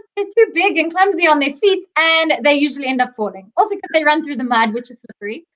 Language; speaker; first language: English; native; English